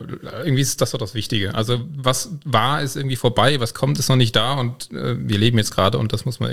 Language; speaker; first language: German; native; German